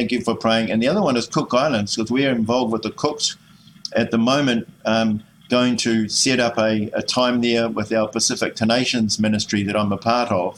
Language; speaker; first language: English; native; English